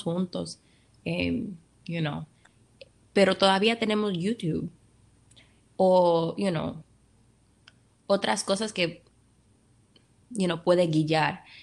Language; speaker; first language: Spanish; early bilingual, heritage; Spanish